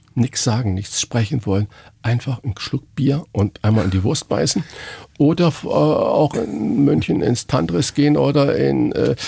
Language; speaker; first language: German; native; German